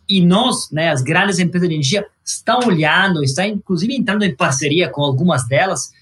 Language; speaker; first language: Portuguese; non-native, fluent; Italian